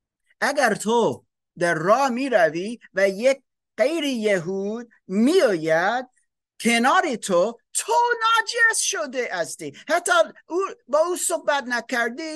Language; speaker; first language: Persian; non-native, learner; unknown